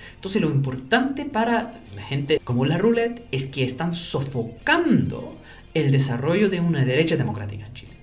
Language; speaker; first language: Spanish; non-native, fluent; English